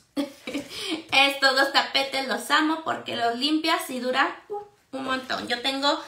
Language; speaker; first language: Spanish; native; Spanish